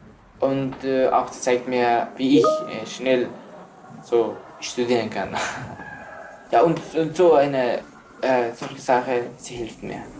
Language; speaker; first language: German; non-native, learner; Persian